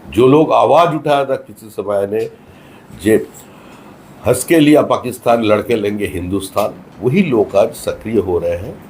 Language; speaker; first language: Hindi; non-native, local second language; Bangla